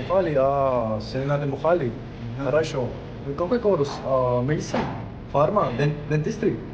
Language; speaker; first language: Russian; non-native, learner; Hindi